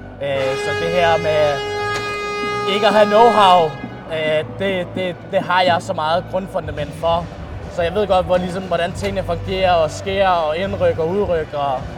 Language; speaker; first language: Danish; native; Danish